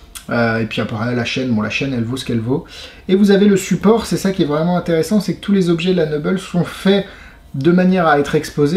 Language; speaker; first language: French; native; French